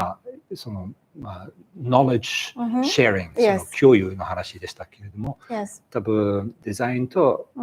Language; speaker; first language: Japanese; non-native, fluent; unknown